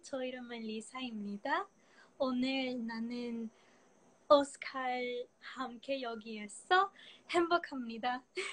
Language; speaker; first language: Korean; non-native, learner; Spanish